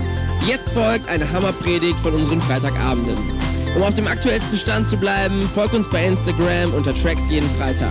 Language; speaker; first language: German; native; German